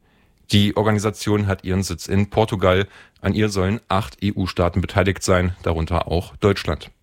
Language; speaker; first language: German; native; German